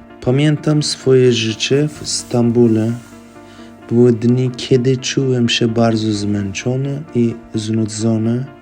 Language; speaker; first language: Polish; non-native, fluent; Turkish